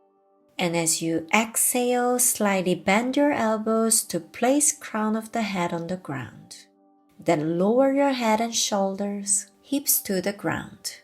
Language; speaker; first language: English; non-native, fluent; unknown